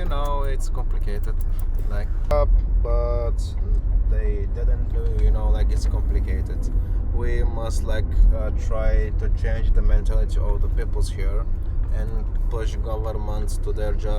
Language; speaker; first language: English; non-native, fluent; Turkish